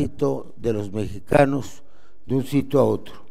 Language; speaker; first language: Spanish; native; Spanish